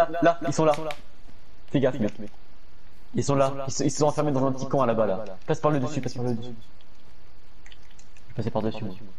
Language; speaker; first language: French; native; French